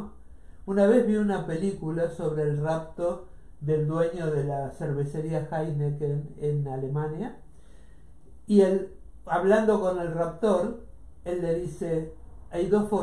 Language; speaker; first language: Spanish; native; Spanish